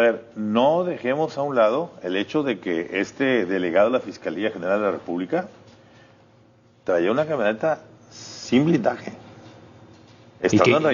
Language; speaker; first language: Spanish; native; Spanish